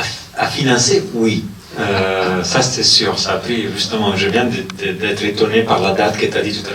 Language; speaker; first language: French; non-native, fluent; Italian